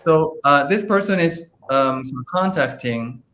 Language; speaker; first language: English; non-native, fluent; Japanese